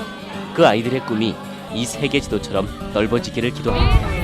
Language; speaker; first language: Korean; native; Korean